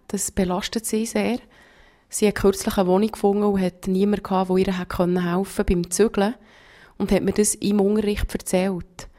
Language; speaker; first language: German; native; German